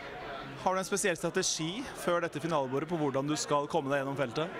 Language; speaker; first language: Norwegian; native; Norwegian